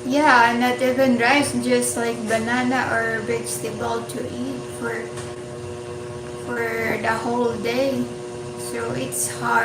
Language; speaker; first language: English; non-native, local second language; Filipino